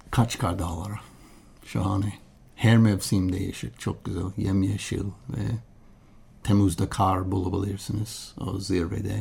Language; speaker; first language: Turkish; non-native, learner; English